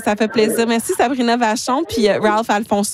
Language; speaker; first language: French; native; French